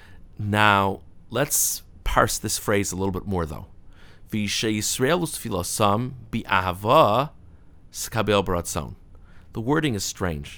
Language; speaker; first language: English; native; English